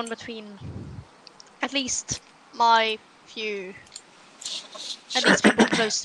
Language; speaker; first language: English; non-native, fluent; Swedish